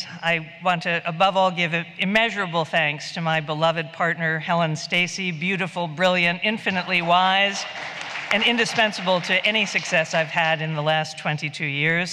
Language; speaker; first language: English; native; English